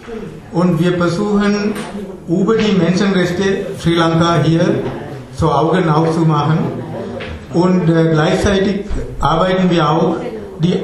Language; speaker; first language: German; non-native, fluent; Tamil